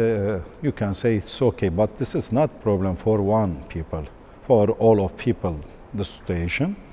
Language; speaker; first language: English; non-native, learner; Turkish